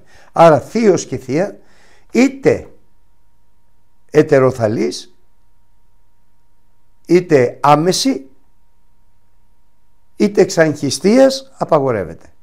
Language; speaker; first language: Greek; native; Greek